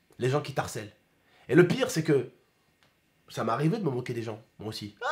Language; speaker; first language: French; early bilingual, other home language; Arabic